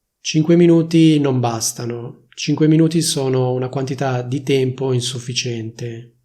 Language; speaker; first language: Italian; native; Italian